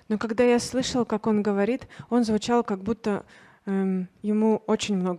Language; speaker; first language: Russian; native; Russian